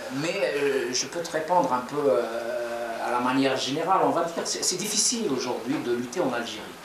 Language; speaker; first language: French; non-native, local second language; Kabyle